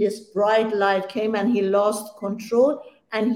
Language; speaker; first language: English; non-native, fluent; Persian